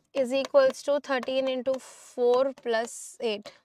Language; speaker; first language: Hindi; native; Hindi